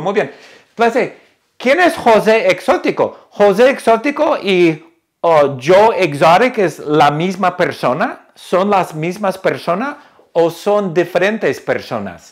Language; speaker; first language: Spanish; non-native, fluent; English